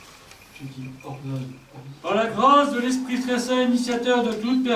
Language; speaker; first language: French; native; French